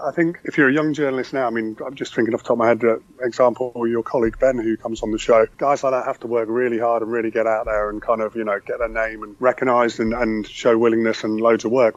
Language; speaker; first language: English; native; English